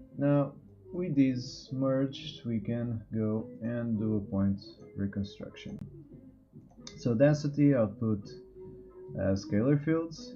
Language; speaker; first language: English; non-native, fluent; Portuguese